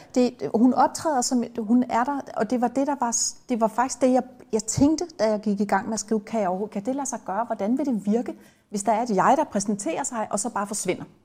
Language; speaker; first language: Danish; native; Danish